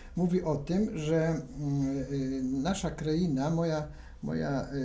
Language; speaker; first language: Polish; native; Polish